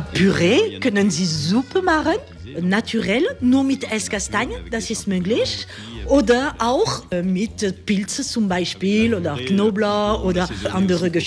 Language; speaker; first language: German; non-native, learner; French